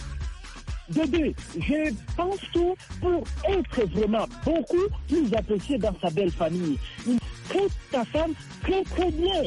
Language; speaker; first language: French; non-native, local second language; Rundi